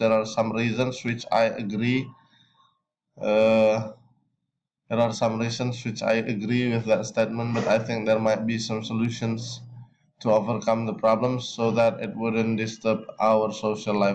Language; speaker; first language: English; non-native, fluent; Indonesian